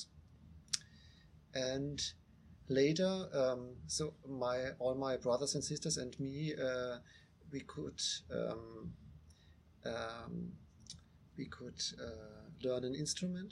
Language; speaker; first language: English; non-native, fluent; German